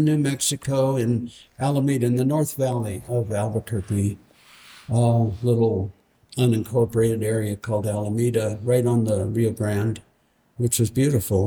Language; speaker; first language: English; native; English